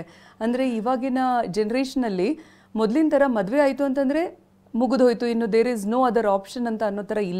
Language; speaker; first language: Kannada; native; Kannada